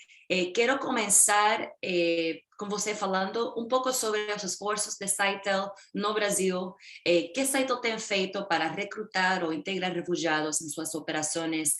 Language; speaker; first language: Portuguese; non-native, fluent; Spanish